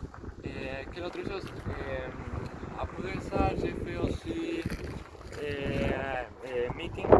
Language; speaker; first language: French; non-native, learner; Spanish